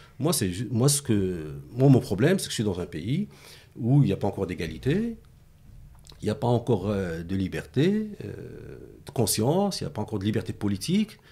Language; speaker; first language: French; non-native, local second language; Arabic